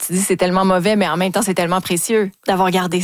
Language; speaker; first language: French; native; French